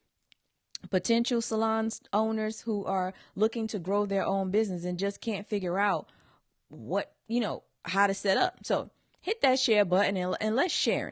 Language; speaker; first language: English; native; English